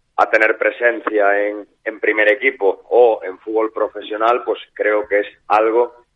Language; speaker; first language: Spanish; native; Spanish